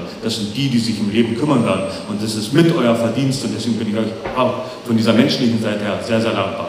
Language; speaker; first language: German; native; German